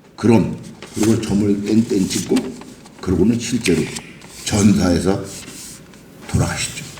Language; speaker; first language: Korean; native; Korean